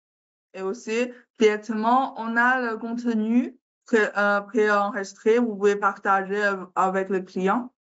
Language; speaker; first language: French; non-native, learner; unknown